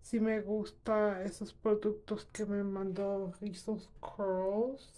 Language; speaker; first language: Spanish; early bilingual, heritage; Spanish